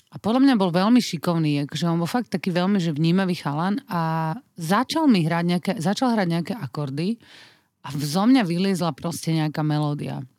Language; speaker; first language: Slovak; native; Slovak